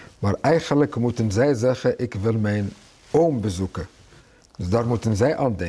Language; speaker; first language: Dutch; early bilingual, other home language; Arabic